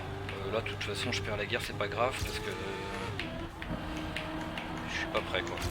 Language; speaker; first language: French; native; French